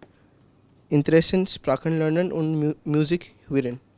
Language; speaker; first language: German; non-native, learner; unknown